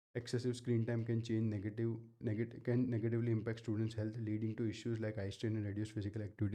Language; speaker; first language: English; non-native, local second language; Gujarati